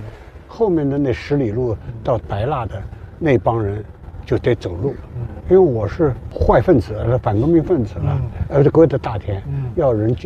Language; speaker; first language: Chinese; native; Chinese